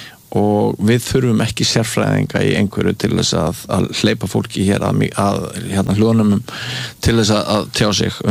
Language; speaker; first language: Icelandic; native; Icelandic